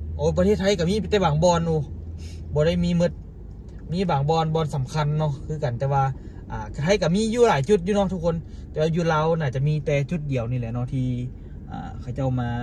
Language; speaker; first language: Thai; non-native, local second language; Northeastern Thai